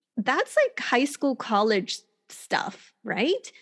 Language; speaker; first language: English; native; English